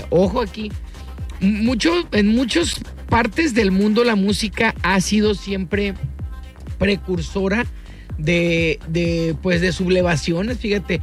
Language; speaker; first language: Spanish; native; Spanish